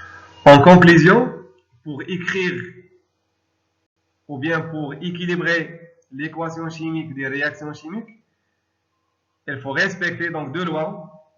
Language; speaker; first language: French; non-native, local second language; Arabic